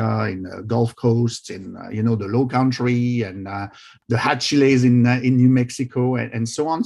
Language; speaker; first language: English; non-native, fluent; French